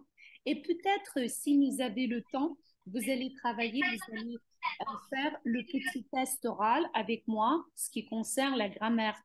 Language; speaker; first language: French; non-native, fluent; Ukrainian